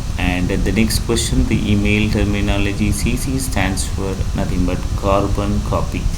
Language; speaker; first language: English; non-native, local second language; Telugu